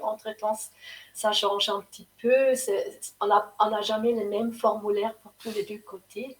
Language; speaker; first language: French; non-native, fluent; German